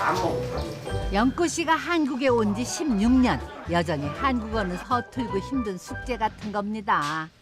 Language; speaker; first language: Korean; native; Korean